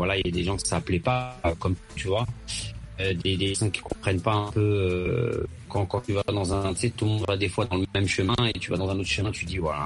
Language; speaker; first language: French; early bilingual, other home language; Arabic